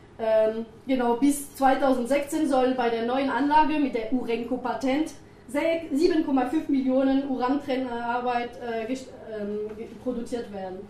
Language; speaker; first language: German; non-native, fluent; French